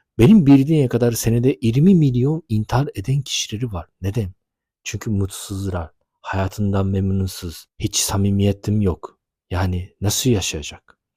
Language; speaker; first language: Turkish; non-native, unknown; Japanese